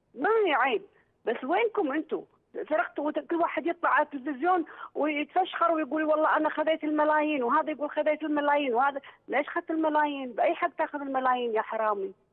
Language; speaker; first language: Arabic; native; Arabic